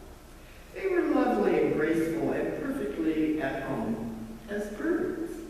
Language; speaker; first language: English; native; English